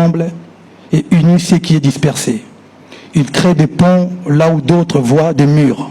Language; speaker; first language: French; non-native, local second language; Lingala